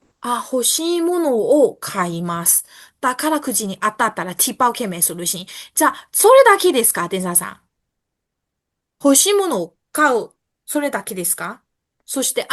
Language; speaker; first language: Japanese; non-native, fluent; Burmese